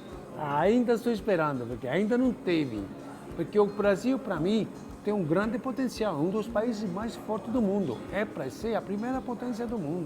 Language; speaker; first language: Portuguese; non-native, fluent; Italian